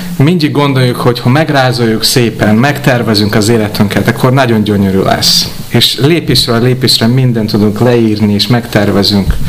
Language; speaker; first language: Hungarian; non-native, fluent; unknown